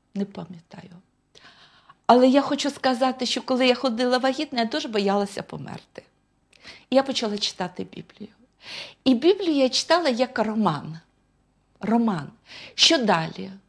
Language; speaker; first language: Ukrainian; non-native, fluent; Russian